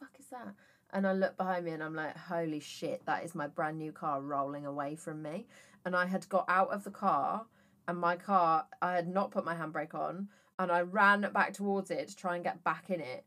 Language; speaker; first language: English; native; English